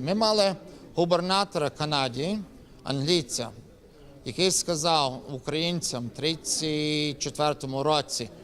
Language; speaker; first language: Ukrainian; early bilingual, heritage; Ukrainian